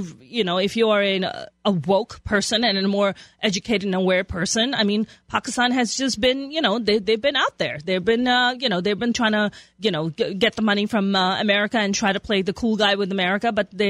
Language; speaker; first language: English; non-native, local second language; Urdu